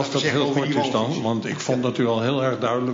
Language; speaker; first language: Dutch; native; Dutch